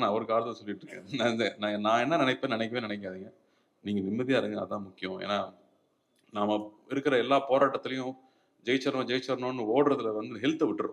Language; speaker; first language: Tamil; native; Tamil